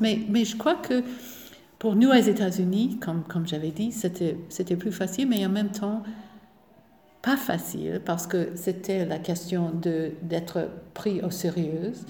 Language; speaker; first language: French; non-native, fluent; English